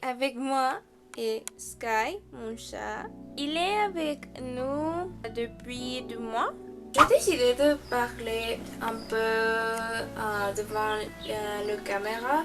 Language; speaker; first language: French; non-native, learner; Spanish